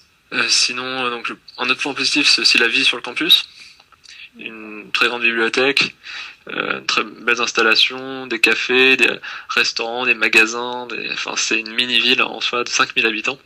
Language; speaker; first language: French; native; French